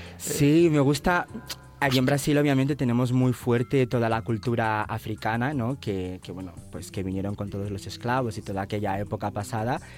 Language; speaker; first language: Spanish; early bilingual, other home language; Portuguese